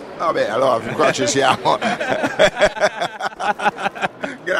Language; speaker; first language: Italian; native; Italian